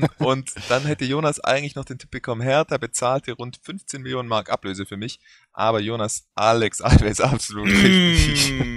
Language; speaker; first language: German; native; German